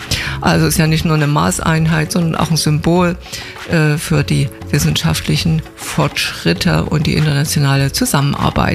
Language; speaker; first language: German; native; German